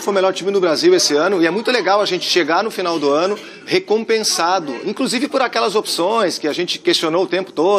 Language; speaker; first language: Portuguese; native; Portuguese